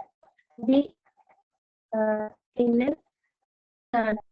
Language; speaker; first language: German; non-native, learner; Malayalam